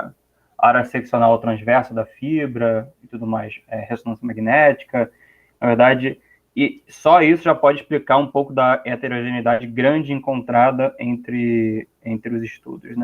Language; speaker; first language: Portuguese; native; Portuguese